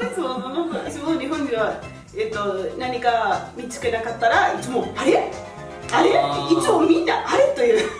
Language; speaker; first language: Japanese; non-native, learner; Spanish